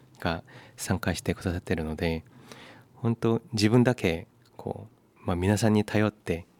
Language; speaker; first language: Japanese; non-native, fluent; Korean